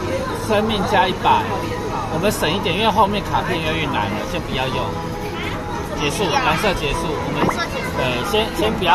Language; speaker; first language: Chinese; native; Chinese